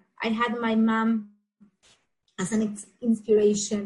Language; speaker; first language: English; non-native, fluent; Spanish